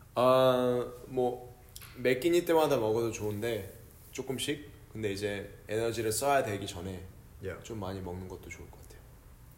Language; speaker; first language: Korean; early bilingual, heritage; Korean